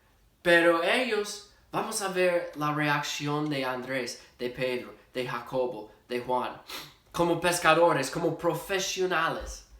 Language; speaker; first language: Spanish; non-native, fluent; English